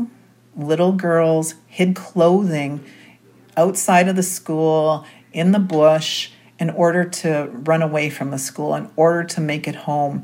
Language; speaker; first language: English; native; English